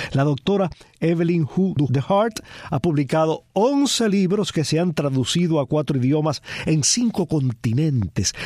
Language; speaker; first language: Spanish; early bilingual, heritage; Spanish